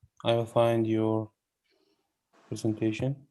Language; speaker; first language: English; non-native, learner; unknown